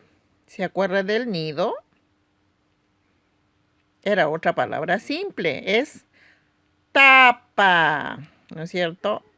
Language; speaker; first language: Spanish; non-native, local second language; Aymara